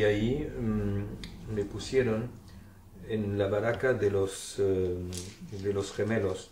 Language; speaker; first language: Spanish; early bilingual, heritage; German